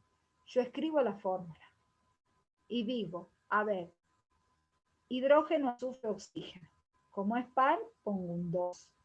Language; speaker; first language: Spanish; native; Spanish